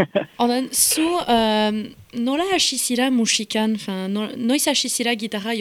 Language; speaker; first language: Basque; native; Basque